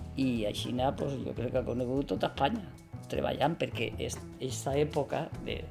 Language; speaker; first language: Catalan; native; Catalan